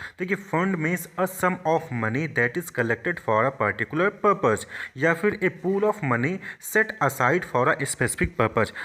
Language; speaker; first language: Hindi; native; Hindi